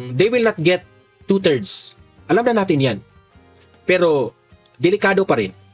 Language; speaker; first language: Filipino; non-native, local second language; Cebuano